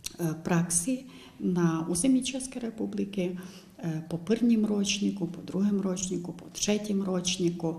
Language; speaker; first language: Czech; non-native, local second language; Ukrainian